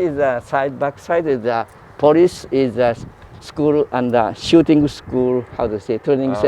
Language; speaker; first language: English; non-native, learner; Japanese